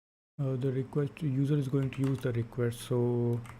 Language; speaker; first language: English; non-native, local second language; Hindi